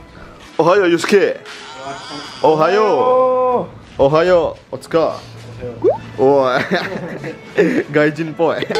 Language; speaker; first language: Japanese; non-native, fluent; Indonesian